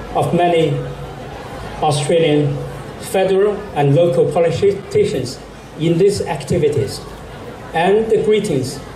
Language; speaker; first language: English; non-native, fluent; Chinese